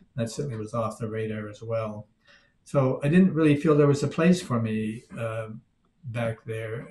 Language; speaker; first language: English; native; English